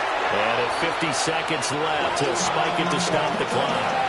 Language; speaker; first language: English; native; English